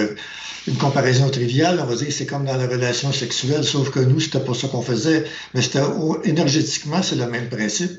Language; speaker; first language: French; native; French